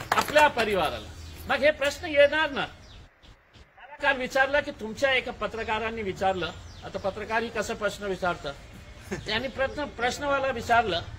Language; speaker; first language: Marathi; non-native, local second language; Urdu